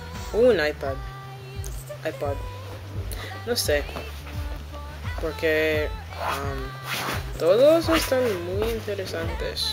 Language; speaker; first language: Spanish; non-native, learner; English